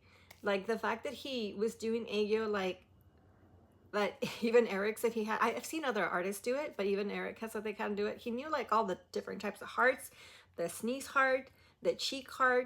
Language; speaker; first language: English; early bilingual, other home language; Spanish